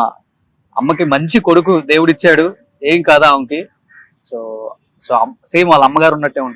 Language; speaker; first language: Telugu; native; Telugu